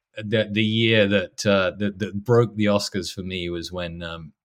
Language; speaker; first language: English; native; English